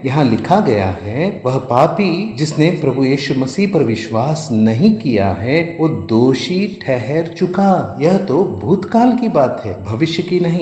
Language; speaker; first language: Hindi; native; Hindi